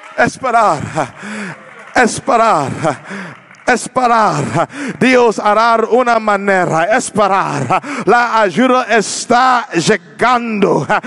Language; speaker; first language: Spanish; non-native, learner; English